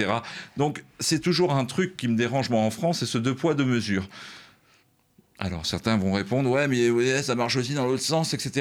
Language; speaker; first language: French; native; French